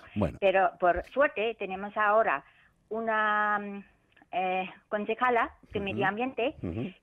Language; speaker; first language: Spanish; non-native, fluent; German